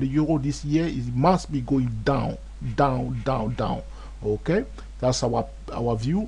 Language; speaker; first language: English; non-native, fluent; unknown